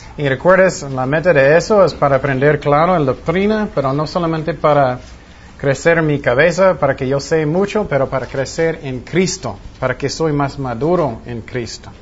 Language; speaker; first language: Spanish; non-native, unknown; English